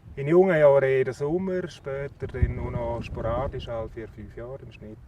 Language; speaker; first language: German; native; German